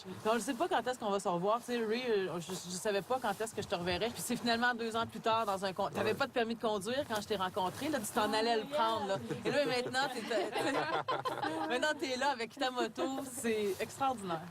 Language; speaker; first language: French; native; French